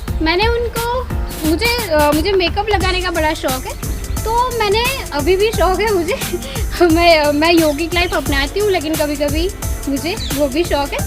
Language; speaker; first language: Hindi; non-native, local second language; Gujarati